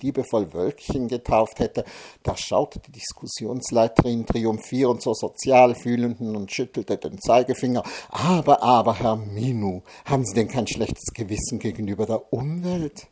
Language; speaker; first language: German; native; German